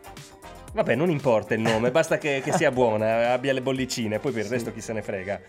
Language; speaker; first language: Italian; native; Italian